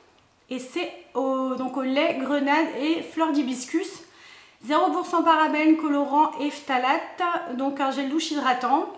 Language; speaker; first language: French; native; French